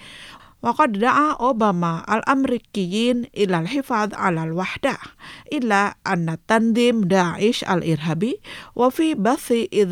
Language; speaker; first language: Arabic; non-native, fluent; Indonesian